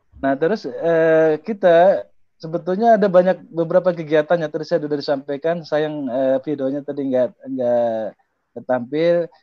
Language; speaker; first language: Indonesian; native; Indonesian